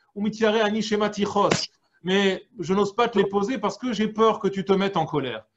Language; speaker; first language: French; native; French